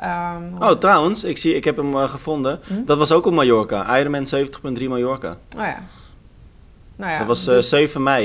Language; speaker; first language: Dutch; native; Dutch